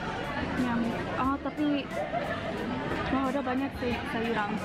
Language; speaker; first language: Indonesian; non-native, learner; Japanese